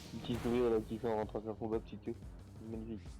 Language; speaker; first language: French; native; French